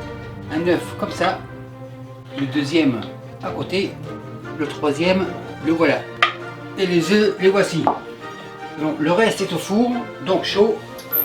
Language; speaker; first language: French; native; French